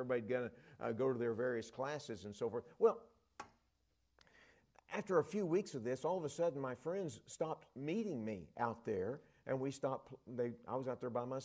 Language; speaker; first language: English; native; English